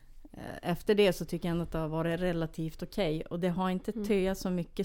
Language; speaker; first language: Swedish; native; Swedish